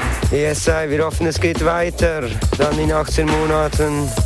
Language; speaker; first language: German; native; German